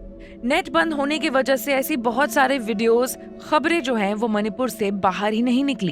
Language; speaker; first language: Hindi; native; Hindi